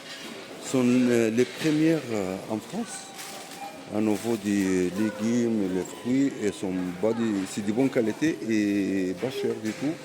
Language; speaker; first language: French; non-native, learner; Arabic